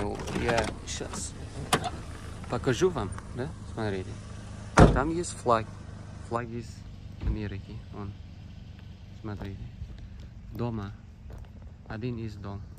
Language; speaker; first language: Russian; non-native, learner; Uzbek